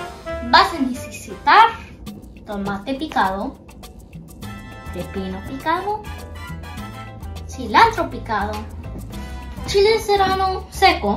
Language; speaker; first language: Spanish; early bilingual, heritage; Spanish